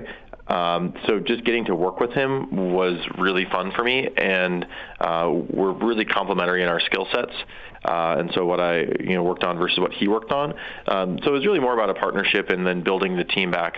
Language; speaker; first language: English; native; English